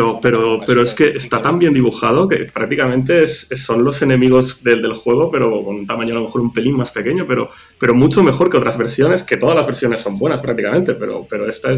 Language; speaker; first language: Spanish; native; Spanish